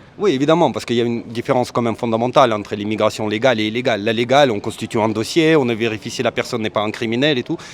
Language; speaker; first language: French; native; French